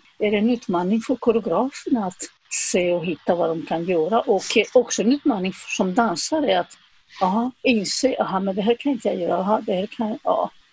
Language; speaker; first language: Swedish; non-native, fluent; Spanish